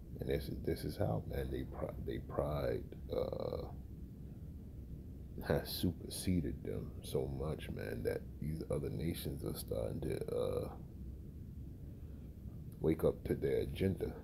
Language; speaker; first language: English; native; English